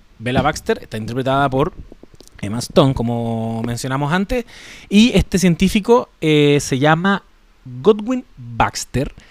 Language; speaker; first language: Spanish; native; Spanish